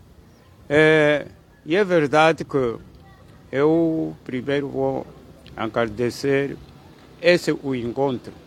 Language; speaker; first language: Portuguese; non-native, local second language; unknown